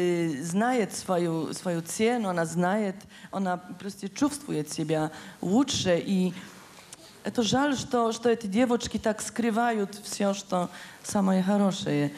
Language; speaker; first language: Russian; non-native, fluent; Polish